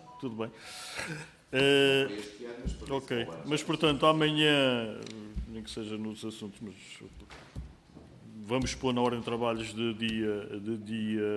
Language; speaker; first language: Portuguese; native; Portuguese